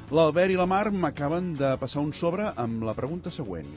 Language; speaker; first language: Catalan; native; Catalan